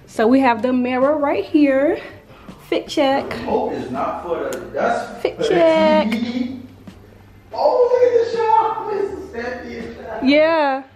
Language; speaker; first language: English; native; English